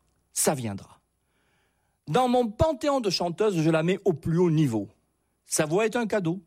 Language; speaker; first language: French; native; French